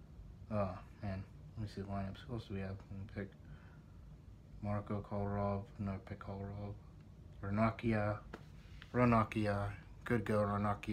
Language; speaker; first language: English; native; English